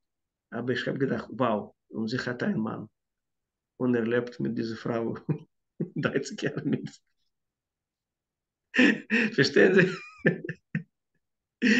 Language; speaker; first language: German; non-native, fluent; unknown